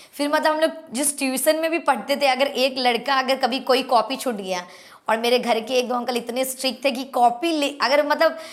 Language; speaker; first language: Hindi; native; Hindi